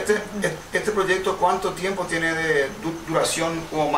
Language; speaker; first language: Spanish; native; Spanish